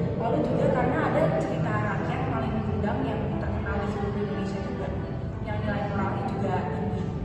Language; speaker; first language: Indonesian; native; Indonesian